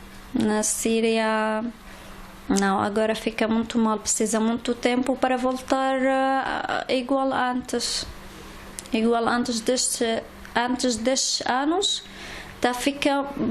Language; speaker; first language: Portuguese; non-native, learner; Arabic